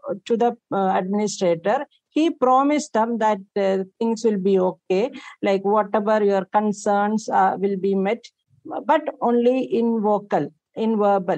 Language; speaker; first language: English; non-native, local second language; Malayalam